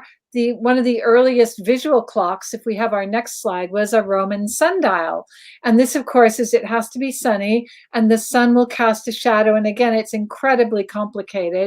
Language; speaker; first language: English; native; English